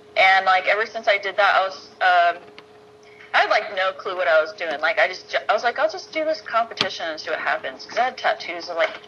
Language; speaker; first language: English; native; English